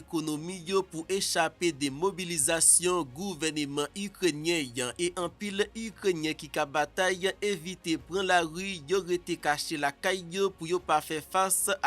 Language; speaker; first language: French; non-native, local second language; Haitian Creole